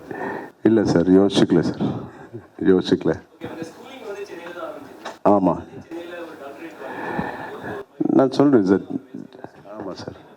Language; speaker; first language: Tamil; non-native, local second language; Telugu